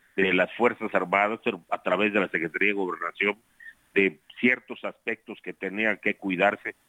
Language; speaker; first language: Spanish; native; Spanish